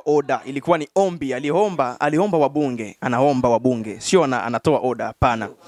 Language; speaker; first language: Swahili; native; Swahili